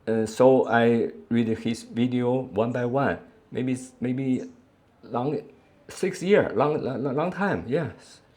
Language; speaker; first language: English; non-native, learner; Chinese